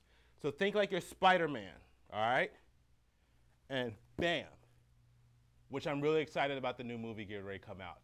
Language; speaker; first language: English; native; English